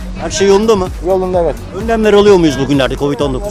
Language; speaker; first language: Turkish; native; Turkish